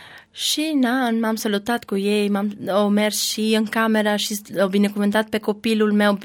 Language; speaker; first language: Romanian; non-native, learner; Albanian